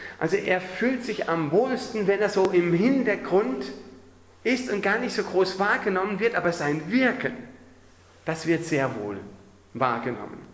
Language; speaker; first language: German; native; German